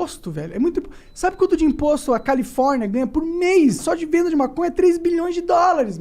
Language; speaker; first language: Portuguese; native; Portuguese